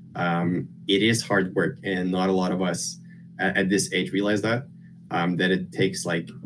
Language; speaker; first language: English; non-native, fluent; Lithuanian